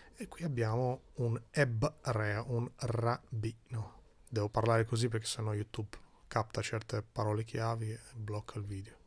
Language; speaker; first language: Italian; early bilingual, other home language; Albanian